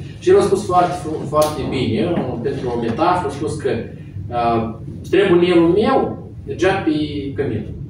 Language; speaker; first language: Romanian; non-native, local second language; Russian